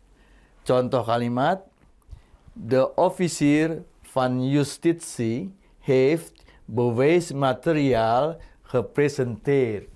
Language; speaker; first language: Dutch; non-native, fluent; Indonesian